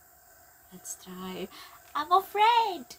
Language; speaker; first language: English; non-native, local second language; Malay